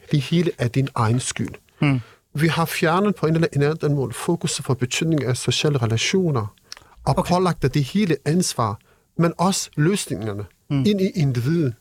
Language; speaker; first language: Danish; non-native, fluent; Kurdish